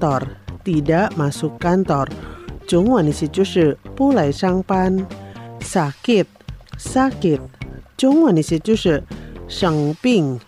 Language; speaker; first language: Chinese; non-native, learner; Indonesian